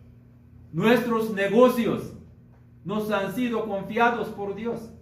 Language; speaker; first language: Spanish; non-native, learner; Korean